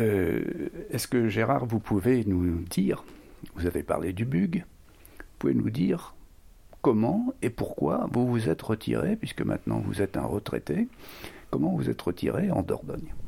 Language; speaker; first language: French; native; French